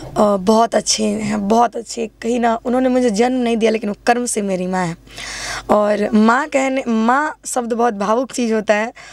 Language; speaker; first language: Hindi; native; Hindi